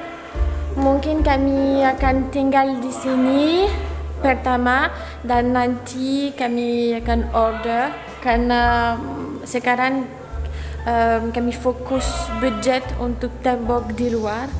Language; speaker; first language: Indonesian; non-native, learner; French